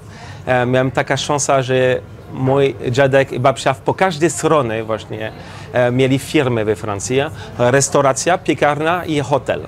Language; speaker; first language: Polish; non-native, learner; French